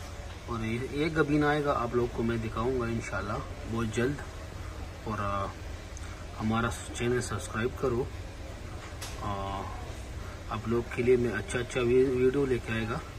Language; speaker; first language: Hindi; non-native, fluent; Pashto